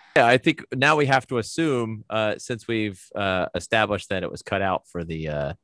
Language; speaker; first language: English; native; English